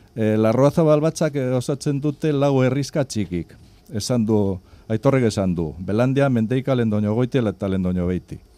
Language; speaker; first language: Basque; non-native, local second language; Spanish